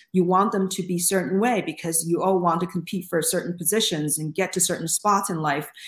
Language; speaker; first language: English; non-native, fluent; Chinese